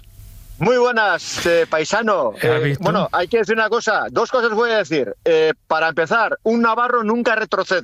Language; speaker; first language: Spanish; native; Spanish